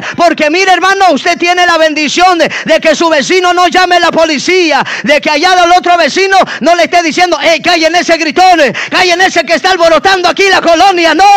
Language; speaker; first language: Spanish; native; Spanish